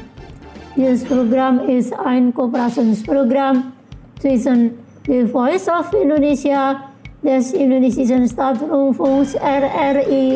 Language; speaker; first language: German; non-native, fluent; Indonesian